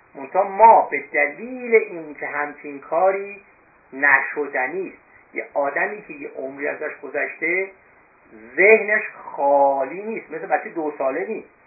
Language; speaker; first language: Persian; native; Persian